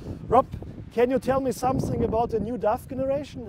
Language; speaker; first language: English; non-native, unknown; German